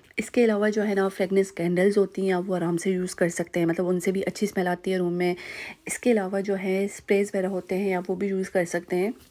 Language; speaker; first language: Urdu; native; Urdu